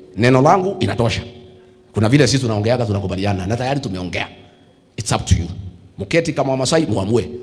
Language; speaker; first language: Swahili; non-native, local second language; Kikuyu